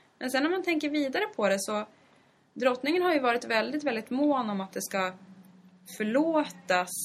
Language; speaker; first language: Swedish; native; Swedish